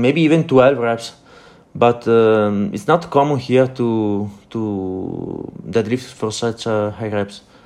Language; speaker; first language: English; non-native, learner; Italian